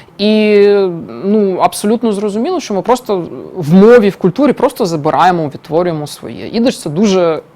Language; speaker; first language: Ukrainian; non-native, local second language; Russian